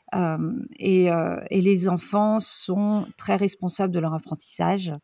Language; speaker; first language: French; native; French